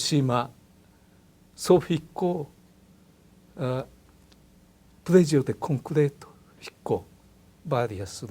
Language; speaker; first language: Portuguese; non-native, learner; Japanese